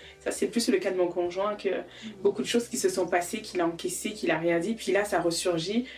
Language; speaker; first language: French; native; French